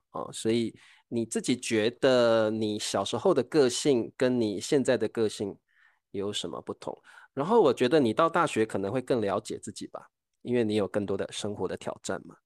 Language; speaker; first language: Chinese; native; Chinese